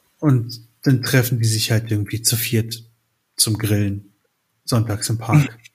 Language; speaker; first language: German; early bilingual, other home language; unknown